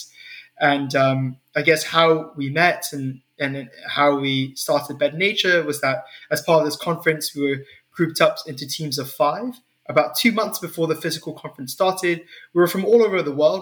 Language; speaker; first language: English; non-native, local second language; Cantonese